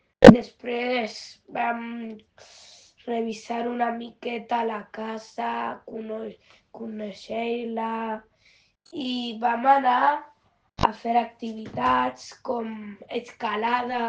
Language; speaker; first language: Catalan; non-native, local second language; Spanish